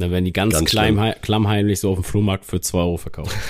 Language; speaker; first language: German; native; German